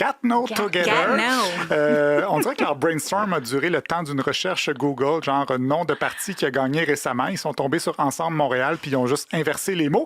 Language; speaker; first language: French; native; French